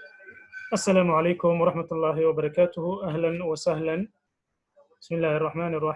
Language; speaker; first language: Arabic; non-native, fluent; Somali